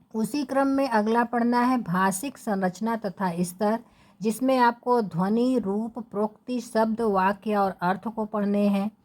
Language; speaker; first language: Hindi; native; Hindi